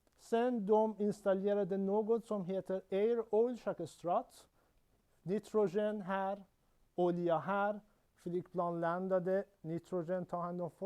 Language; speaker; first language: Swedish; non-native, learner; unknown